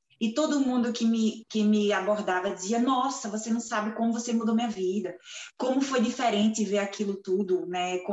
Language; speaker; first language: Portuguese; native; Portuguese